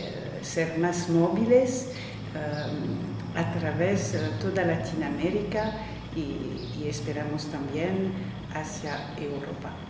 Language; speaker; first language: Spanish; non-native, fluent; French